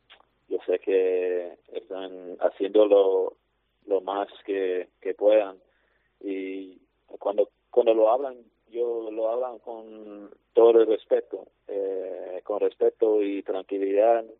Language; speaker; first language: Spanish; non-native, fluent; English